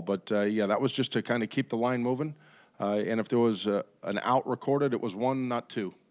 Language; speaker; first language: English; native; English